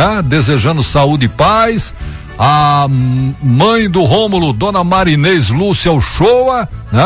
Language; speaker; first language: Portuguese; native; Portuguese